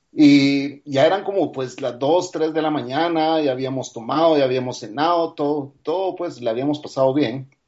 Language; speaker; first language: Spanish; native; Spanish